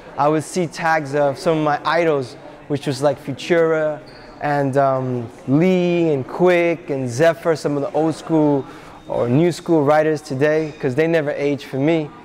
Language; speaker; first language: English; native; English